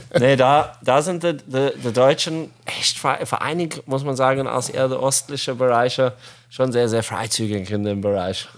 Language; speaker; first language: German; non-native, fluent; Arabic